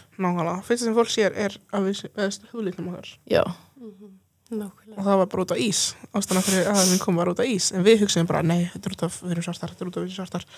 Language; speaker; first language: Icelandic; native; Icelandic